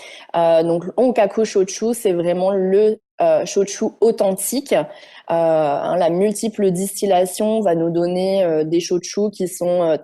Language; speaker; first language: French; native; French